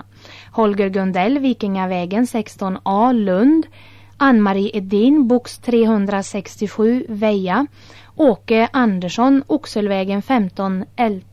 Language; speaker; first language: Swedish; native; Swedish